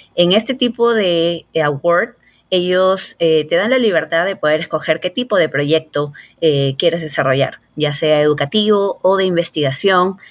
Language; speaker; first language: Spanish; native; Spanish